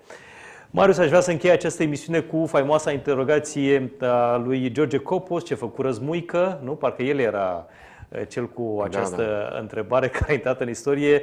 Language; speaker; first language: Romanian; native; Romanian